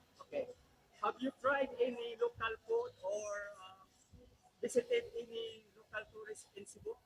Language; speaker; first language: English; non-native, local second language; Cebuano